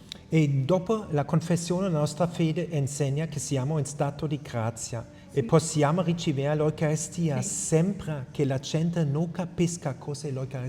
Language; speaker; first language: Italian; non-native, fluent; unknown